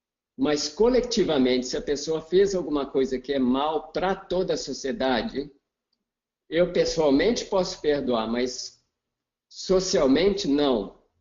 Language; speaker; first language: Portuguese; non-native, fluent; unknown